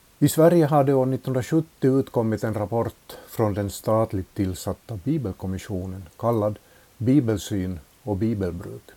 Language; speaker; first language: Swedish; native; Swedish